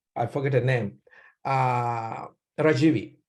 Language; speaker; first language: English; non-native, local second language; Sinhala